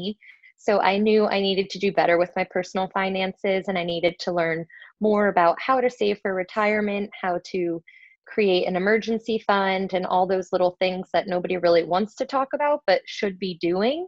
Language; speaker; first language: English; native; English